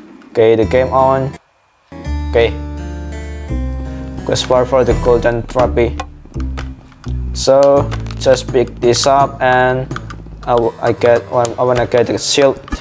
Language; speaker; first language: English; non-native, learner; Indonesian